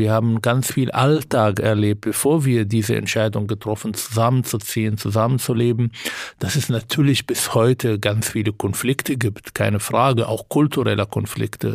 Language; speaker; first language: German; non-native, fluent; Arabic